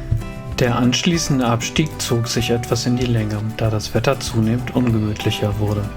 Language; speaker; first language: German; native; German